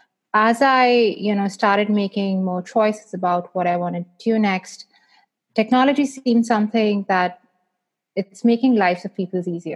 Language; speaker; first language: English; non-native, local second language; Hindi